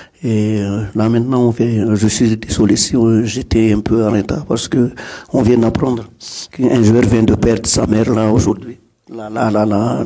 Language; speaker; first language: French; non-native, local second language; Malagasy